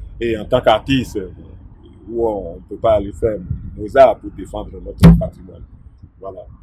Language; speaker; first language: French; non-native, local second language; Fon